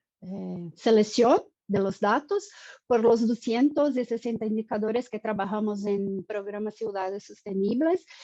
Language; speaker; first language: Spanish; non-native, fluent; Portuguese